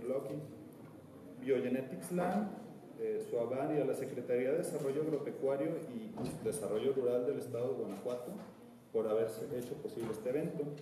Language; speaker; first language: Spanish; native; Spanish